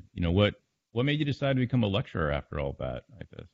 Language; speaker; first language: English; native; English